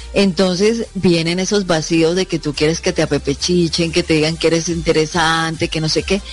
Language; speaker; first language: Spanish; native; Spanish